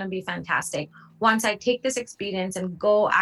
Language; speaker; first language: English; non-native, local second language; Hindi